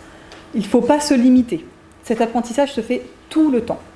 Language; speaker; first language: French; native; French